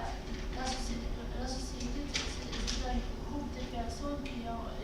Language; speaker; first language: French; non-native, learner; Arabic